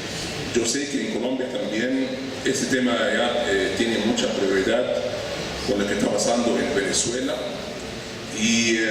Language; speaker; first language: Spanish; non-native, fluent; Arabic